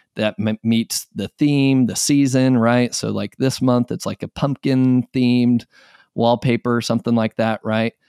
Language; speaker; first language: English; native; English